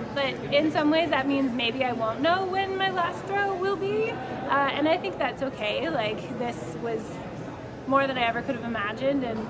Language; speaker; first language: English; native; English